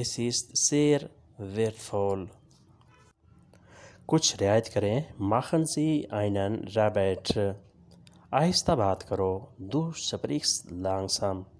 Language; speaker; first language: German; non-native, fluent; Urdu